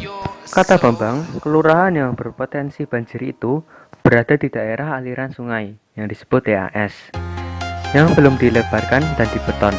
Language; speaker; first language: Indonesian; native; Indonesian